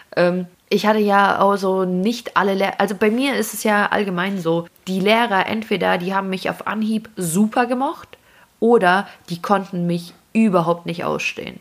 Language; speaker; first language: German; early bilingual, other home language; Russian